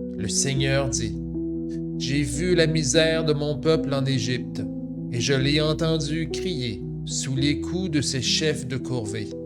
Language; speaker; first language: French; native; French